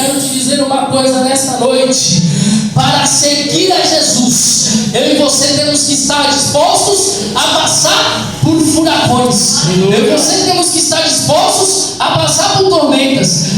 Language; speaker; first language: Portuguese; native; Portuguese